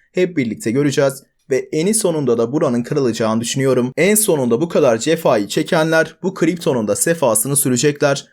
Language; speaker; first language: Turkish; native; Turkish